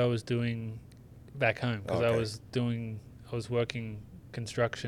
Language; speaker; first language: English; native; English